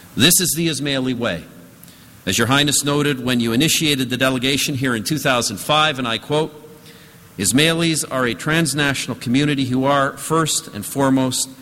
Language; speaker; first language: English; native; English